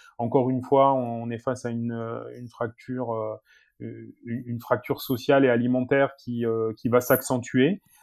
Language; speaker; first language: French; native; French